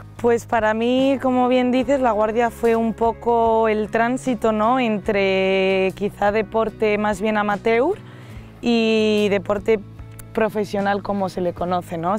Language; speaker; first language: Spanish; native; Spanish